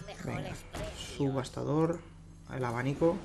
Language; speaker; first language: Spanish; native; Spanish